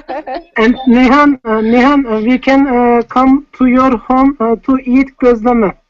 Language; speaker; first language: English; non-native, learner; Turkish